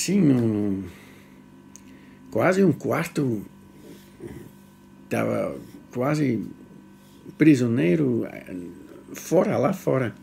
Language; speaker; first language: Portuguese; non-native, fluent; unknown